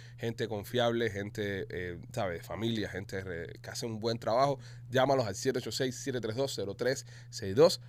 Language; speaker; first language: Spanish; native; Spanish